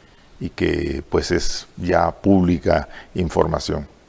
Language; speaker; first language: Spanish; native; Spanish